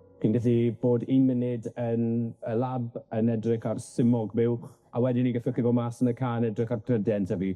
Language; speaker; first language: Welsh; native; Welsh